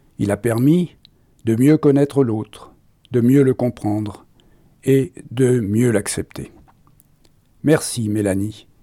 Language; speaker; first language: French; native; French